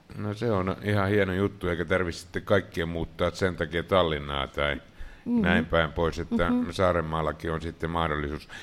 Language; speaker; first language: Finnish; native; Finnish